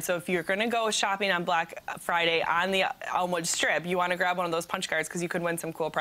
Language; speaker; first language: English; native; English